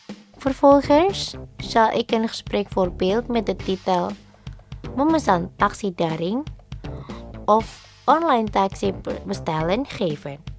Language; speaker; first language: Dutch; non-native, learner; Indonesian